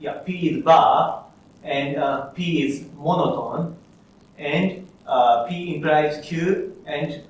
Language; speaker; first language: English; non-native, fluent; Japanese